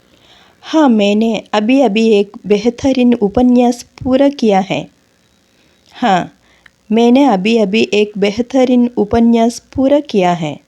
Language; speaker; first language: Hindi; non-native, local second language; Telugu